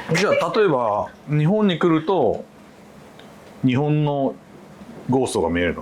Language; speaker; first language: Japanese; native; Japanese